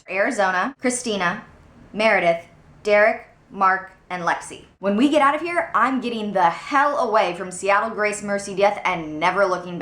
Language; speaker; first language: English; native; English